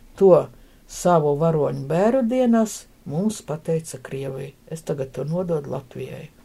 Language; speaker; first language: Latvian; non-native, local second language; Russian